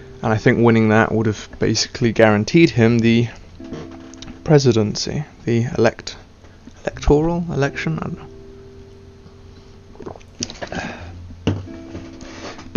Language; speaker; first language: English; native; English